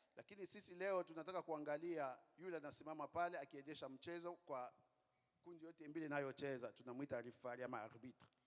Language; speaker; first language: Swahili; non-native, local second language; Lingala